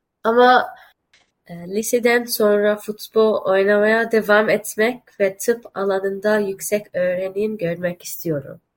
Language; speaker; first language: Turkish; early bilingual, heritage; Turkish